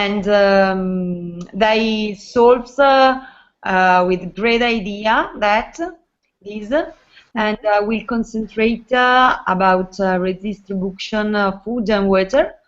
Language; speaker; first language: English; non-native, learner; Italian